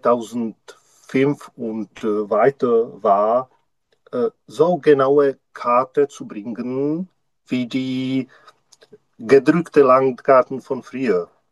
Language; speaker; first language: German; non-native, learner; Czech